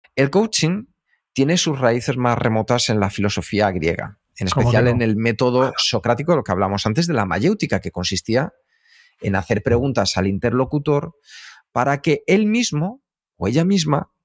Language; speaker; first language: Spanish; native; Spanish